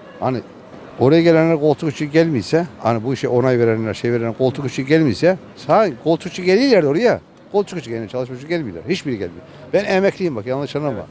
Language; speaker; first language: Turkish; native; Turkish